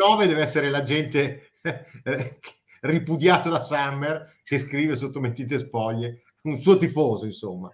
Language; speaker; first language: Italian; native; Italian